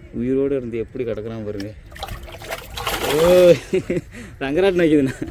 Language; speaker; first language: Tamil; native; Tamil